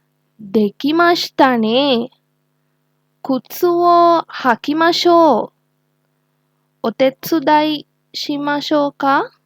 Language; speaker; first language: Japanese; non-native, learner; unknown